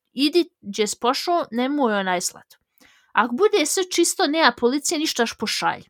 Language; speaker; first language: Bosnian; early bilingual, heritage; Bosnian